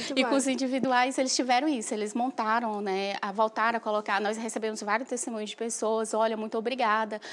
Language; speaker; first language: Portuguese; native; Portuguese